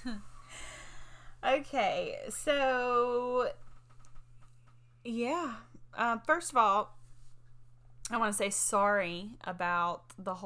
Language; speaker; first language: English; native; English